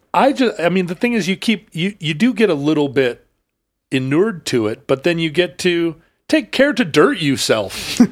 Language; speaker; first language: English; native; English